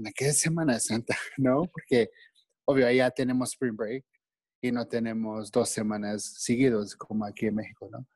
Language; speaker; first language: Spanish; non-native, fluent; English